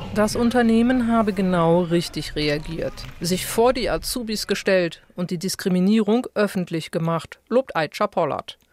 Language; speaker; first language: German; native; German